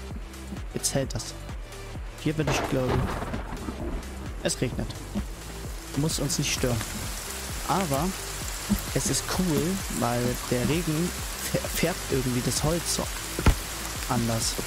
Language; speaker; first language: German; native; German